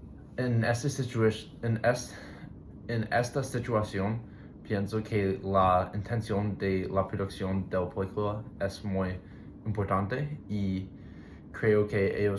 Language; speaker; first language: Spanish; non-native, learner; English